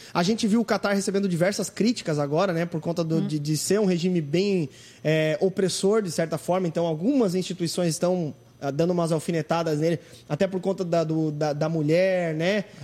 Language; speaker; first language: Portuguese; native; Portuguese